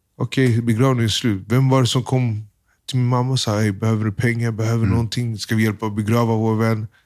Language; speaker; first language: Swedish; early bilingual, other home language; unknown